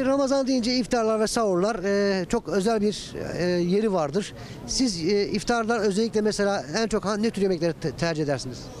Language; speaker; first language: Turkish; native; Turkish